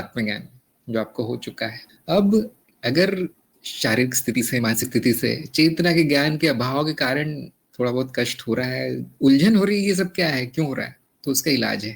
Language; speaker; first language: Hindi; native; Hindi